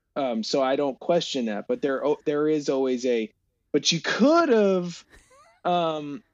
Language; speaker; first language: English; native; English